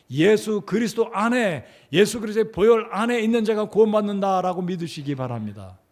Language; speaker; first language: Korean; native; Korean